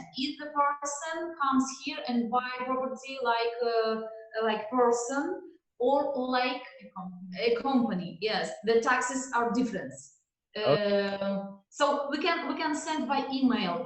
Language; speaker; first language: English; non-native, learner; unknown